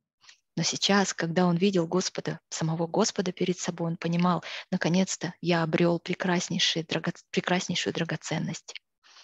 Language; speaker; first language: Russian; native; Russian